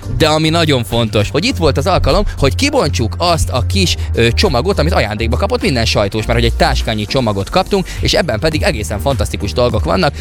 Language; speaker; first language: Hungarian; native; Hungarian